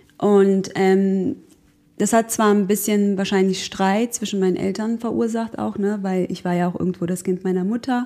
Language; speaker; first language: German; early bilingual, other home language; Croatian